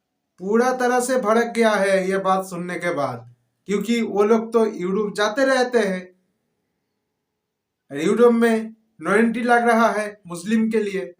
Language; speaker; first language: Hindi; non-native, local second language; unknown